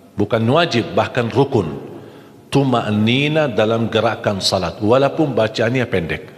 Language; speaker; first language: Malay; non-native, fluent; Arabic